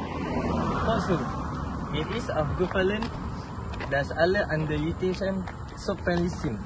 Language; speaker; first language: German; non-native, learner; Malay